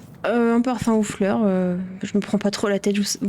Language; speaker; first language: French; native; French